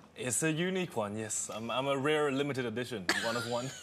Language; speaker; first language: English; native; English